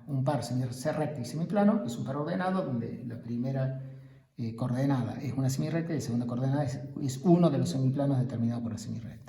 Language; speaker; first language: Spanish; native; Spanish